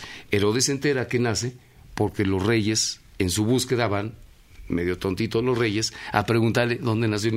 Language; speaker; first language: Spanish; native; Spanish